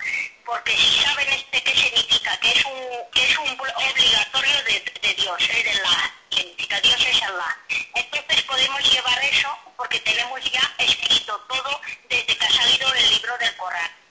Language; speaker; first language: Spanish; non-native, learner; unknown